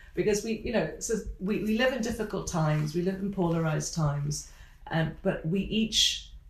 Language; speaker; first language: English; native; English